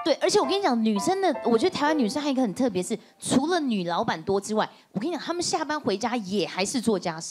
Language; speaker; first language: Chinese; native; Chinese